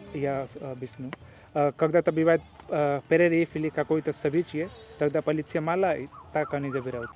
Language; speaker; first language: Russian; non-native, learner; Hindi